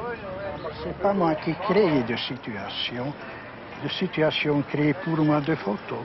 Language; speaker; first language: French; non-native, learner; Hungarian